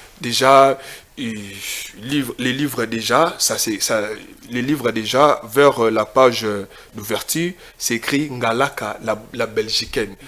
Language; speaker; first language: French; non-native, local second language; Lingala